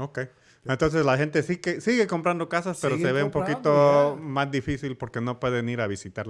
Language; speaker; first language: Spanish; early bilingual, heritage; English